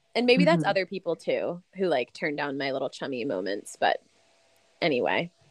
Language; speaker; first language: English; native; English